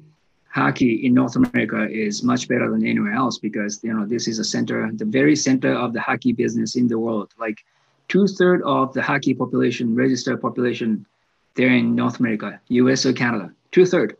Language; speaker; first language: English; non-native, fluent; Japanese